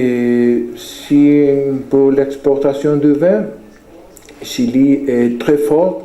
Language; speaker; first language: French; non-native, fluent; Spanish